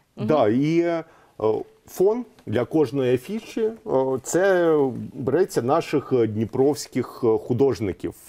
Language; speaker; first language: Ukrainian; non-native, local second language; Russian